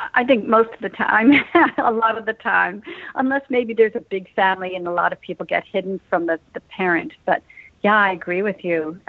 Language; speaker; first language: English; native; English